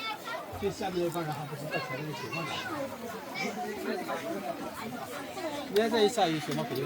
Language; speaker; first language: Chinese; native; Chinese